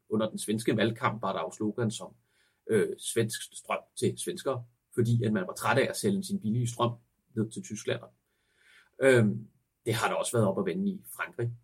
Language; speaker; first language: Danish; native; Danish